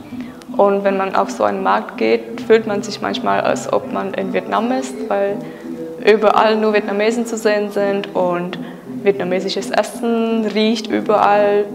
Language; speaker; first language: German; non-native, fluent; Czech